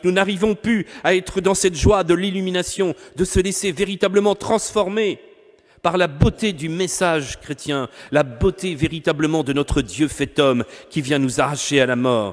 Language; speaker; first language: French; native; French